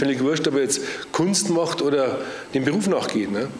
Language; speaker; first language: German; native; German